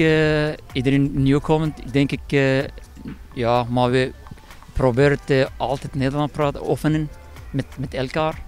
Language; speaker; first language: Dutch; non-native, learner; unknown